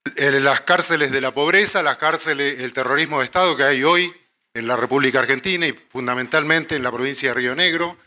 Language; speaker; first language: Spanish; native; Spanish